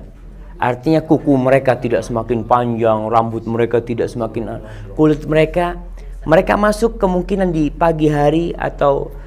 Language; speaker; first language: Indonesian; native; Indonesian